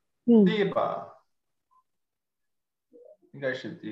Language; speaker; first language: Chinese; non-native, fluent; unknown